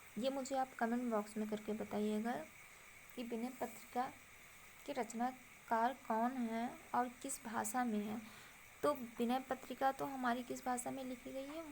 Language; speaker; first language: Hindi; native; Hindi